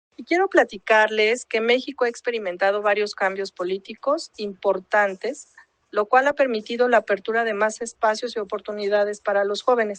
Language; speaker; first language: Spanish; native; Spanish